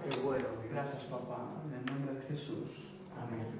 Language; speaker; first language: Spanish; native; Spanish